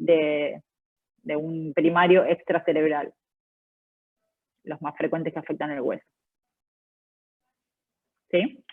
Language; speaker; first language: Spanish; native; Spanish